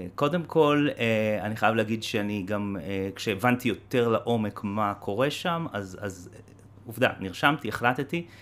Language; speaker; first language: Hebrew; native; Hebrew